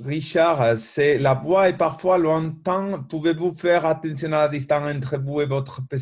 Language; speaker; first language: French; non-native, learner; Spanish